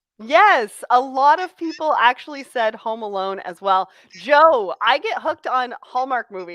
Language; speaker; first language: English; native; English